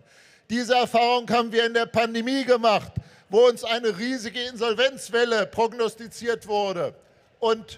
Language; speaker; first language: German; native; German